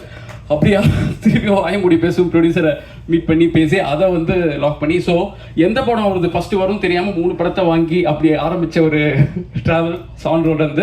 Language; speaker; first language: Tamil; native; Tamil